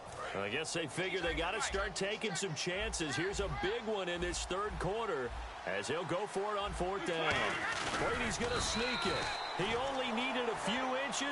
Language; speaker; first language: English; native; English